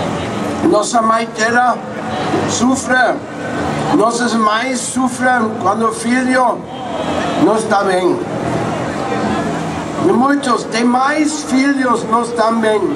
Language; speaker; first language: Portuguese; non-native, fluent; Spanish